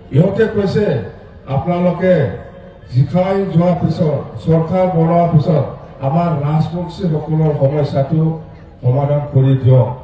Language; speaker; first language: Assamese; non-native, local second language; Bodo